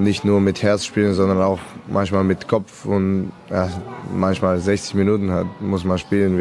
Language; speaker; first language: German; non-native, fluent; Serbian